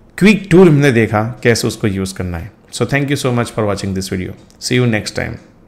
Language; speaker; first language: Hindi; non-native, local second language; Gujarati